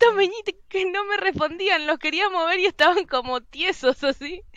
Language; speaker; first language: Spanish; native; Spanish